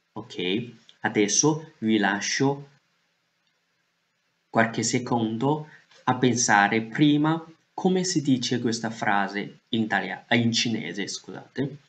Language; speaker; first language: Italian; non-native, fluent; Chinese